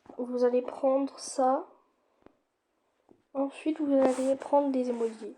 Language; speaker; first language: French; native; French